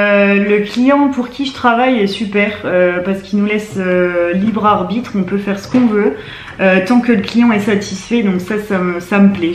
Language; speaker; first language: French; native; French